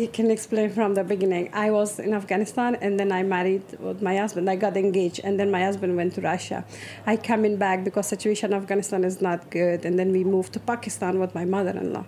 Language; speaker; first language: English; non-native, learner; Persian